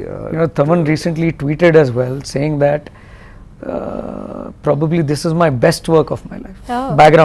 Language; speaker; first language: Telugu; non-native, learner; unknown